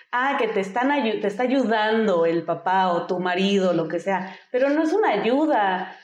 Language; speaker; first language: Spanish; early bilingual, heritage; Spanish